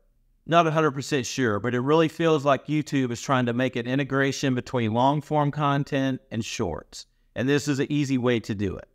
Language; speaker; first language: English; native; English